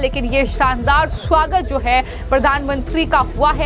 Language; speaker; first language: Hindi; native; Hindi